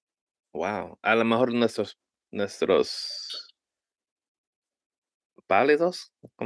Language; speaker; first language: Spanish; early bilingual, heritage; Spanish